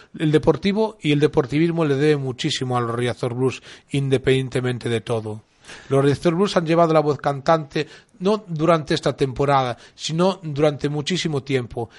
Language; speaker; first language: Spanish; native; Spanish